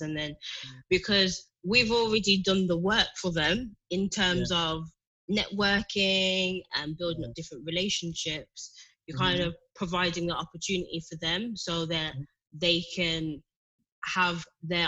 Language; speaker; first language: English; native; English